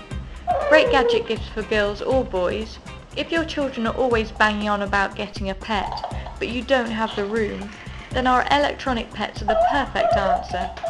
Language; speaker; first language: English; native; English